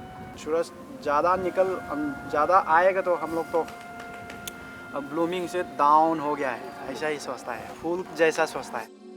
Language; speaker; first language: Hindi; non-native, local second language; Manipuri